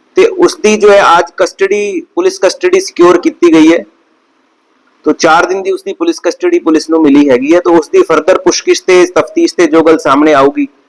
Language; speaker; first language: Hindi; non-native, local second language; Punjabi